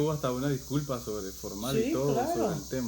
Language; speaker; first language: Spanish; native; Spanish